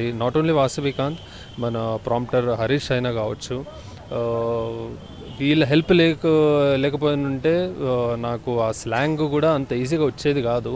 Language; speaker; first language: Telugu; native; Telugu